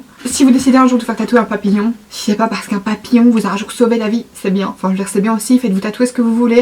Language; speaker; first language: French; native; French